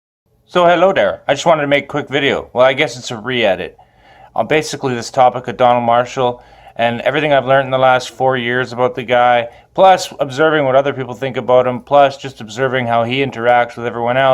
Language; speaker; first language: English; native; English